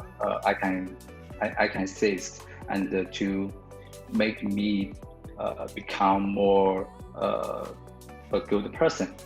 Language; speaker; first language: English; non-native, learner; Chinese